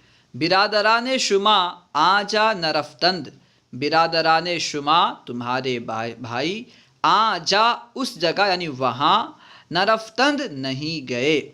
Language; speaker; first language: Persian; non-native, fluent; Urdu